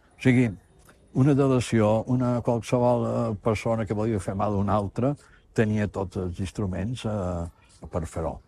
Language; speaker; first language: Catalan; native; Catalan